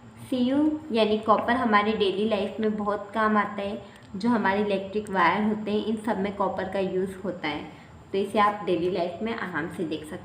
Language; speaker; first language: Hindi; native; Hindi